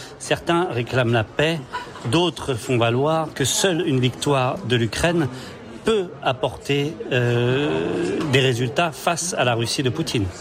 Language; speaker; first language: French; native; French